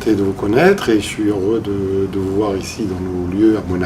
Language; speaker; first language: French; non-native, local second language; Arabic